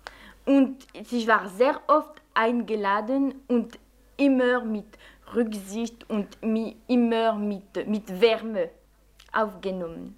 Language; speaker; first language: German; non-native, fluent; French